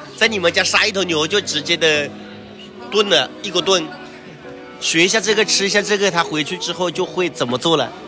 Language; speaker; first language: Chinese; native; Chinese